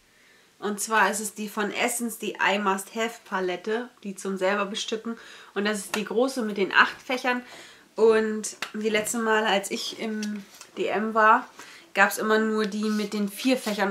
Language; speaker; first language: German; native; German